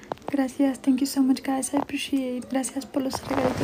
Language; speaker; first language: Spanish; non-native, fluent; Romanian